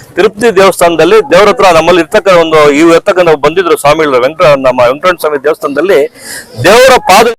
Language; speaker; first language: Kannada; native; Kannada